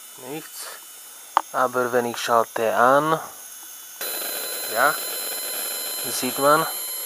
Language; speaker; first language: German; non-native, learner; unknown